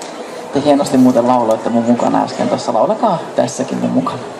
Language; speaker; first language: Finnish; native; Finnish